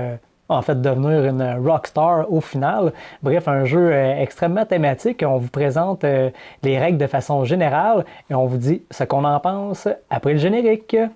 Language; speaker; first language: French; native; French